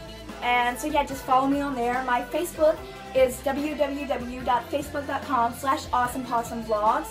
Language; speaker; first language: English; native; English